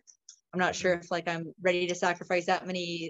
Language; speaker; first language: English; native; English